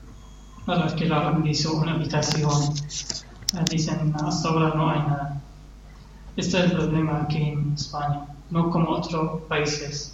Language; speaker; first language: Spanish; non-native, learner; Arabic